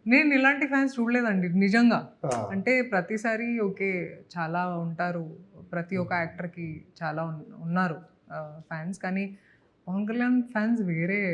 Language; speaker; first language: Telugu; non-native, local second language; Hindi